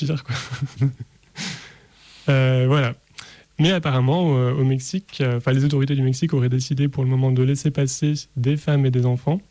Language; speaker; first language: French; native; French